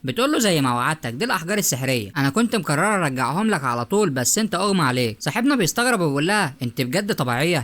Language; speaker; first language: Arabic; native; Arabic